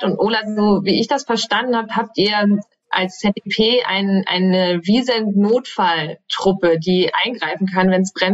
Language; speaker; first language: German; native; German